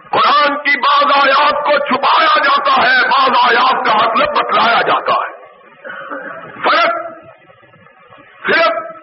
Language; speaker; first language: Urdu; non-native, local second language; Punjabi